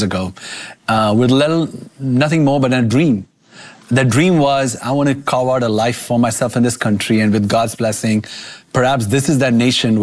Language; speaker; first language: English; non-native, local second language; Bangla